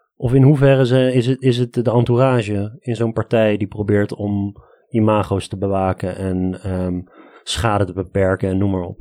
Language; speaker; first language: Dutch; early bilingual, other home language; Armenian